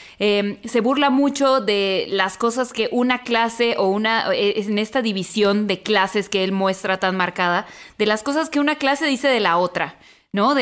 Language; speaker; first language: Spanish; native; Spanish